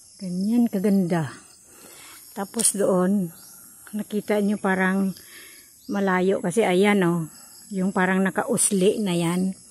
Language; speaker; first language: Filipino; non-native, local second language; Cebuano